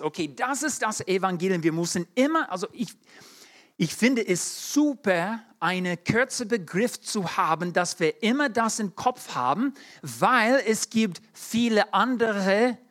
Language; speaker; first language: German; non-native, fluent; English